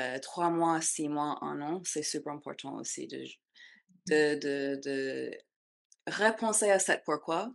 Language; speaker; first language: French; non-native, fluent; English